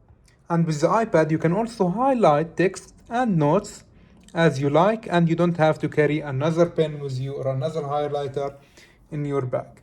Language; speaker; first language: English; non-native, fluent; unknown